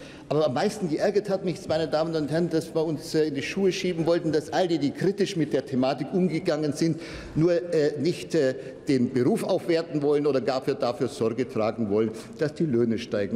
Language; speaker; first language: German; native; German